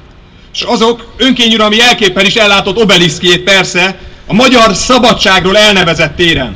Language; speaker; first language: Hungarian; native; Hungarian